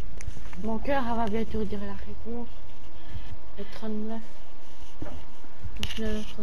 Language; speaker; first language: French; non-native, local second language; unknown